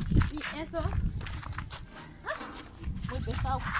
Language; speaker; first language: Spanish; non-native, learner; Haitian Creole